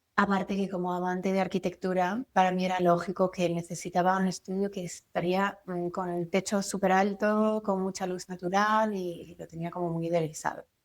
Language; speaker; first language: Spanish; non-native, fluent; French